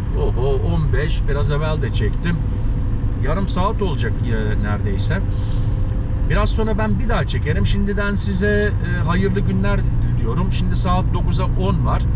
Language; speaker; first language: Turkish; native; Turkish